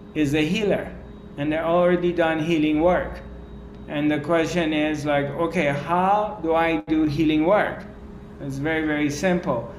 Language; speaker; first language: English; non-native, fluent; Persian